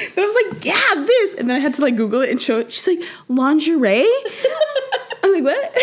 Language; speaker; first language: English; early bilingual, other home language; Spanish